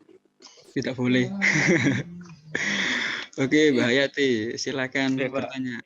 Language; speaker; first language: Indonesian; native; Indonesian